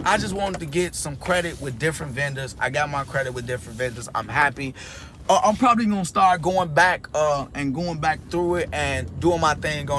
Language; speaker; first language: English; native; English